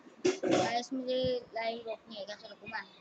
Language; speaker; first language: Hindi; native; Hindi